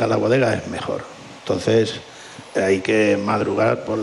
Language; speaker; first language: Spanish; native; Spanish